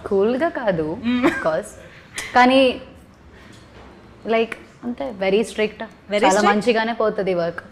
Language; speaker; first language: Telugu; non-native, learner; Malayalam